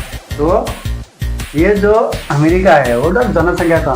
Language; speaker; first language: Hindi; non-native, local second language; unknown